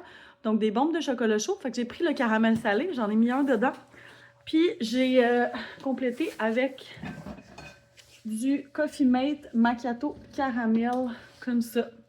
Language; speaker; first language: French; native; French